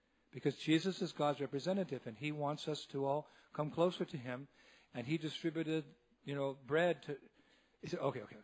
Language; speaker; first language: English; native; English